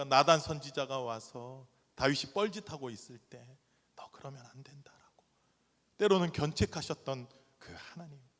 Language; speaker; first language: Korean; native; Korean